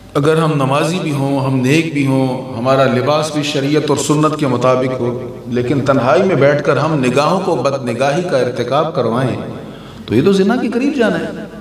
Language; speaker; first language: Urdu; non-native, local second language; Punjabi